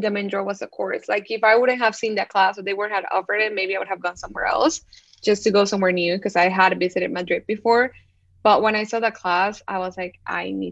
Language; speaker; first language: English; non-native, fluent; Spanish